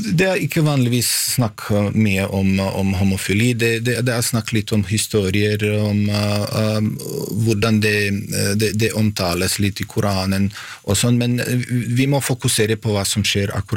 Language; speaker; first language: Norwegian; non-native, fluent; Bosnian